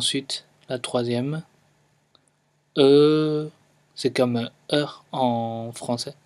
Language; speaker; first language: French; non-native, fluent; Chinese